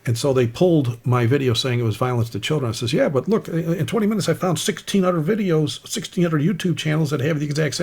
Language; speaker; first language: English; native; English